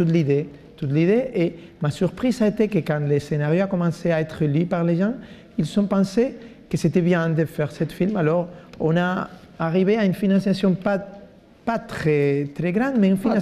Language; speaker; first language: French; non-native, fluent; Spanish